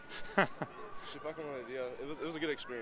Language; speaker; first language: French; non-native, learner; English